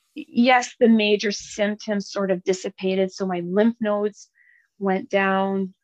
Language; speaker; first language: English; native; English